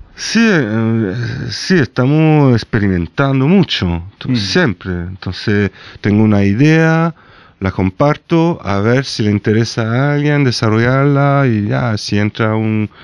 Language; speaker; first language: Spanish; non-native, fluent; French